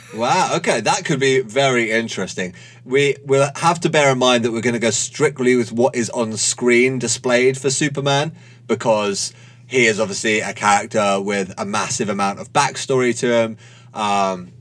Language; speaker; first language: English; native; English